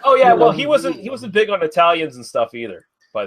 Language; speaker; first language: English; native; English